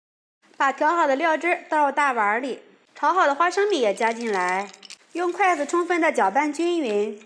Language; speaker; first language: Chinese; native; Chinese